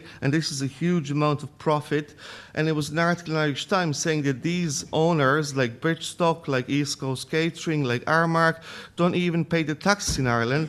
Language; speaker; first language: English; non-native, fluent; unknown